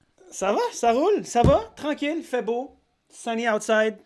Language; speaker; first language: French; native; French